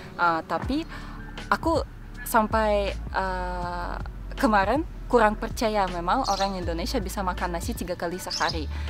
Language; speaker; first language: Indonesian; non-native, fluent; Russian